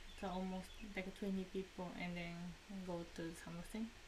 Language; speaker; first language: English; non-native, learner; Japanese